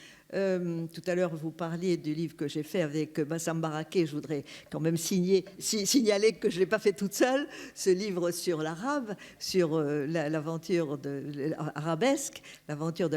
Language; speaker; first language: French; native; French